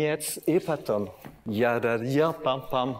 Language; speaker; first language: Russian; non-native, learner; French